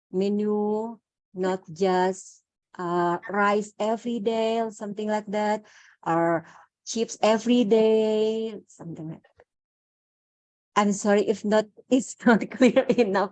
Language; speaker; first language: English; non-native, learner; Indonesian